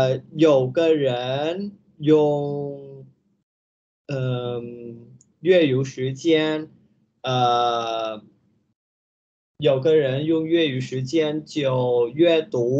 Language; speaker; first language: Chinese; non-native, learner; Vietnamese